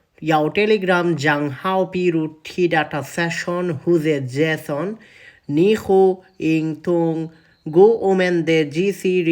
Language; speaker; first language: Chinese; non-native, learner; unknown